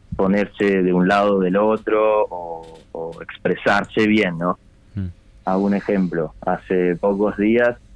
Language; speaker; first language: Spanish; non-native, fluent; Italian